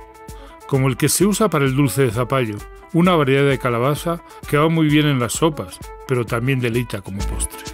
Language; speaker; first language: Spanish; native; Spanish